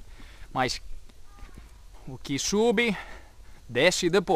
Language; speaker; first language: Portuguese; non-native, learner; Greek